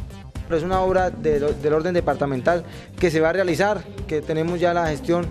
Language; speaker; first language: Spanish; native; Spanish